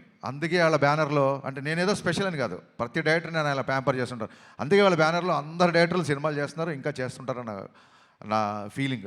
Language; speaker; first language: Telugu; native; Telugu